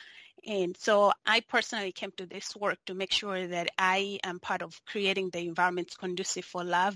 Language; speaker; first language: English; non-native, local second language; Nyanja